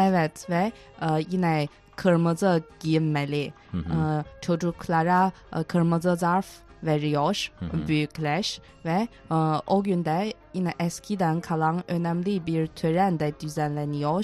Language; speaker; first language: Turkish; non-native, fluent; Chinese